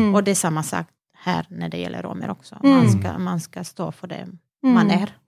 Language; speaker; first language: Swedish; non-native, fluent; Serbian